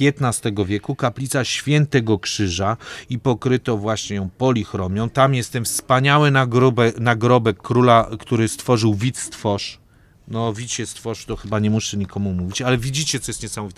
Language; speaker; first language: Polish; native; Polish